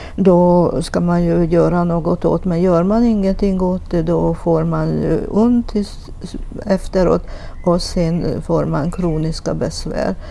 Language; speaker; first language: Swedish; non-native, fluent; Hungarian